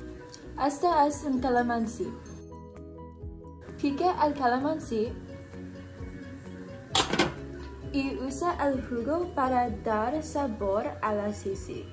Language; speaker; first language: Spanish; non-native, learner; English